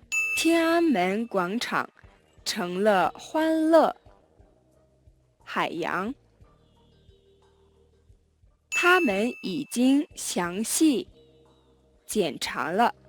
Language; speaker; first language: Chinese; non-native, learner; Mongolian